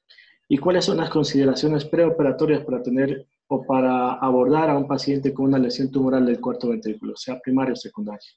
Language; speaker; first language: Spanish; native; Spanish